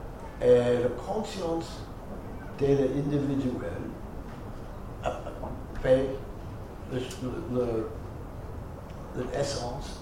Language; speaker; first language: French; non-native, fluent; English